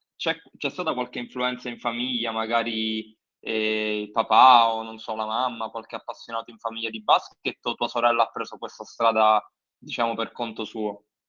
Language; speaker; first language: Italian; native; Italian